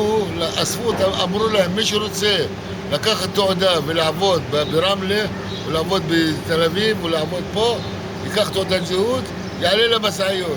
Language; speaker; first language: Hebrew; non-native, local second language; Arabic